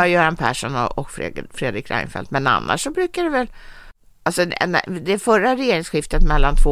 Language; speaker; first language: Swedish; native; Swedish